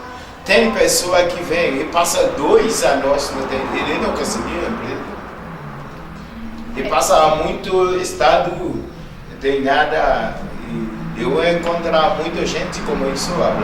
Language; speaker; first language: Portuguese; non-native, learner; Haitian Creole